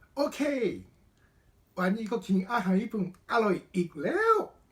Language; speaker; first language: Thai; non-native, learner; Japanese